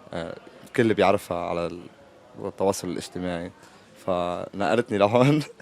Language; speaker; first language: Arabic; native; Arabic